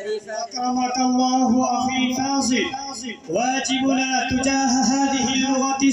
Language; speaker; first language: Arabic; non-native, learner; Urdu